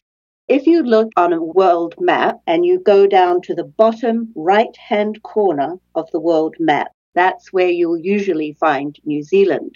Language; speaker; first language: English; native; English